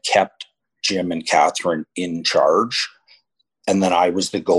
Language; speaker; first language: English; native; English